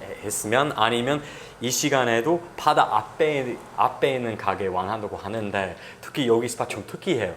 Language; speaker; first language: Korean; non-native, fluent; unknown